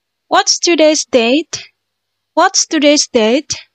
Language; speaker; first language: English; non-native, fluent; Indonesian